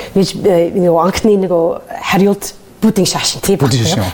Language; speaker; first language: Mongolian; non-native, learner; English